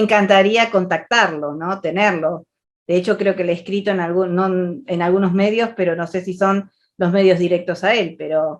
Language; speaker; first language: Spanish; native; Spanish